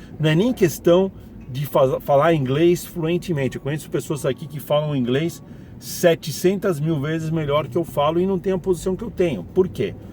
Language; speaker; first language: Portuguese; native; Portuguese